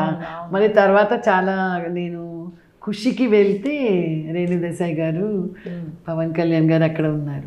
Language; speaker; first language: Telugu; non-native, local second language; Malayalam